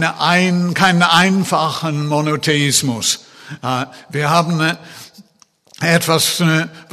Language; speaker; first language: German; non-native, fluent; English